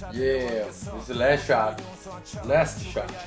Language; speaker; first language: English; non-native, learner; Korean